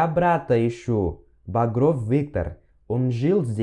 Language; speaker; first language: Russian; non-native, fluent; Portuguese